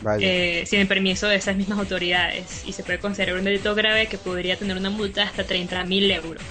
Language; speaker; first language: Spanish; native; Spanish